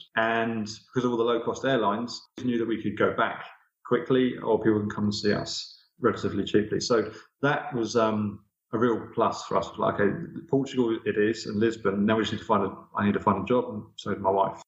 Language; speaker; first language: English; native; English